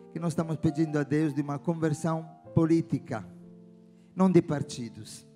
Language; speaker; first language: Portuguese; non-native, fluent; Italian